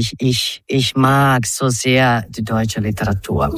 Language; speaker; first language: German; non-native, fluent; Croatian